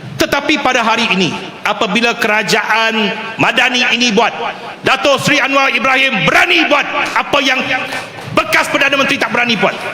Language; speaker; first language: Malay; non-native, local second language; Chinese